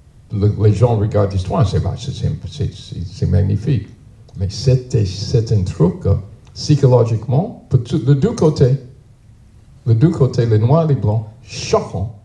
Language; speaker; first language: French; non-native, learner; English